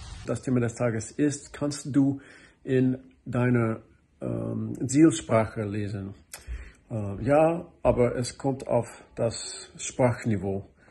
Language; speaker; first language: German; non-native, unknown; English